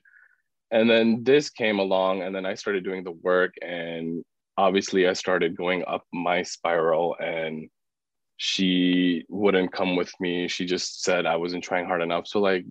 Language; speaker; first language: English; early bilingual, other home language; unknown